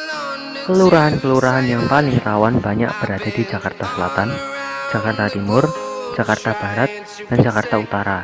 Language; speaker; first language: Indonesian; native; Indonesian